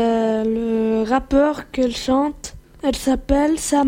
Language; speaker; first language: French; non-native, learner; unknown